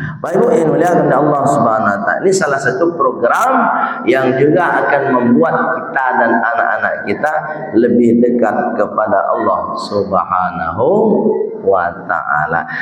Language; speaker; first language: Malay; non-native, local second language; Minangkabau